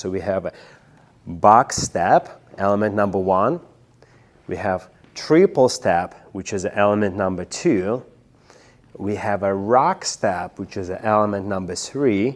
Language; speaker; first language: English; non-native, fluent; Russian